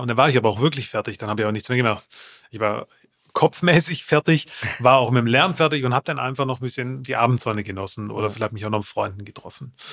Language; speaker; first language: German; native; German